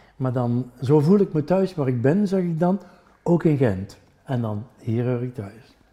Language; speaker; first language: Dutch; non-native, local second language; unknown